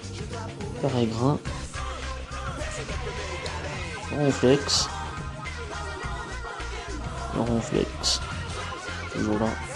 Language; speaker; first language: French; native; French